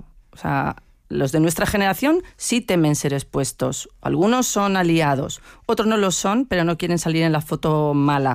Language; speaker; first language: Spanish; native; Spanish